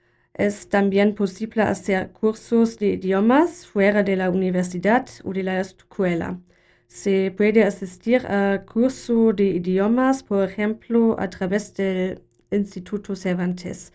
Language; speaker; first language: Spanish; non-native, learner; German